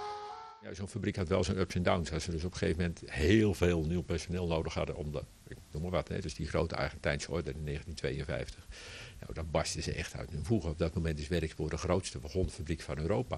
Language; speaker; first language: Dutch; native; Dutch